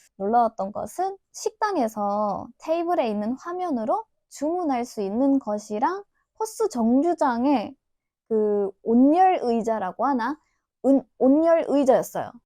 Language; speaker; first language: Korean; non-native, fluent; Turkish